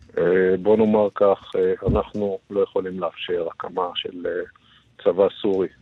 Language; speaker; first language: Hebrew; native; Hebrew